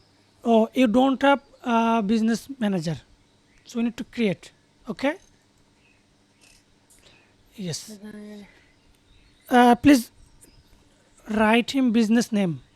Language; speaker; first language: English; non-native, learner; Bangla